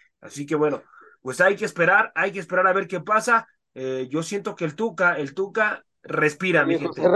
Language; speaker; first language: Spanish; native; Spanish